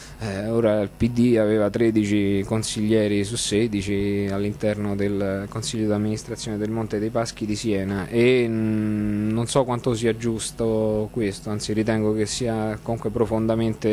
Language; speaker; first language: Italian; native; Italian